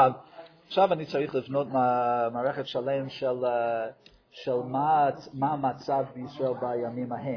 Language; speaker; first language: Hebrew; non-native, fluent; English